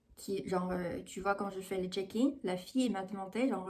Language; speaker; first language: French; non-native, fluent; Chinese